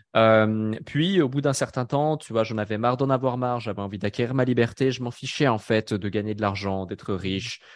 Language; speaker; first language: French; native; French